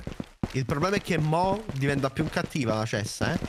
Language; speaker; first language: Italian; native; Italian